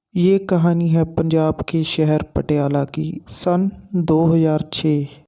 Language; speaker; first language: Hindi; non-native, local second language; Punjabi